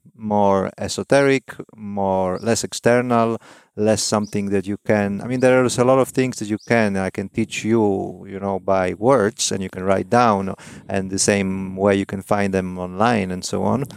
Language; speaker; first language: English; non-native, fluent; Polish